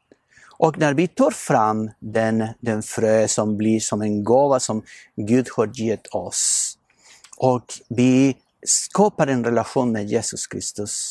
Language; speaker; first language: Swedish; non-native, fluent; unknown